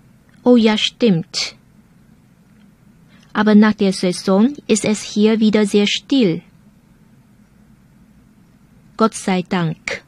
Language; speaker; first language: German; non-native, fluent; Chinese